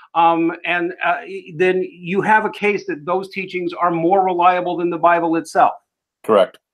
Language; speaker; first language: English; native; English